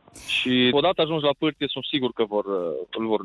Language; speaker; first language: Romanian; native; Romanian